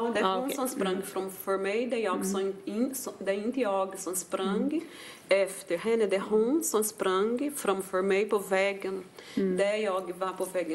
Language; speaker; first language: Swedish; non-native, fluent; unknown